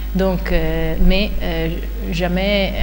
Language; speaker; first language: French; non-native, fluent; Italian